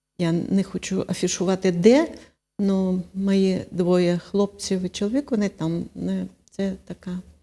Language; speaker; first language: Ukrainian; non-native, local second language; Russian